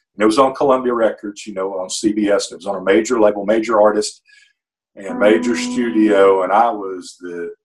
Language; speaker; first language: English; native; English